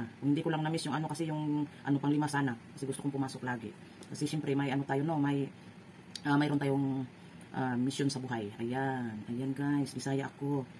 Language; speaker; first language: Filipino; non-native, local second language; Cebuano